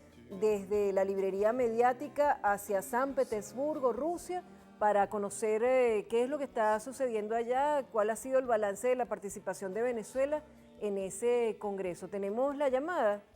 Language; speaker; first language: Spanish; native; Spanish